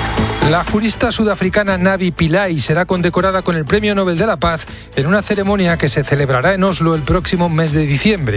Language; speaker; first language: Spanish; native; Spanish